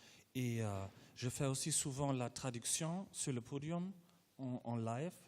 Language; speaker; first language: French; non-native, fluent; German